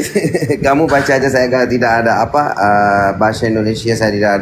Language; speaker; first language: Indonesian; non-native, learner; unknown